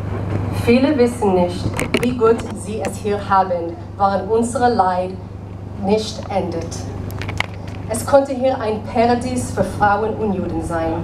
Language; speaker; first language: German; non-native, learner; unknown